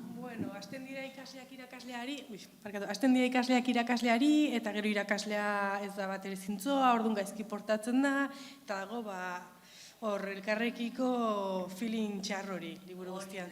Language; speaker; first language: Basque; native; Basque